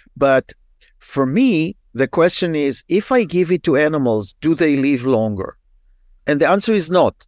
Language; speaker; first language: English; non-native, fluent; Hebrew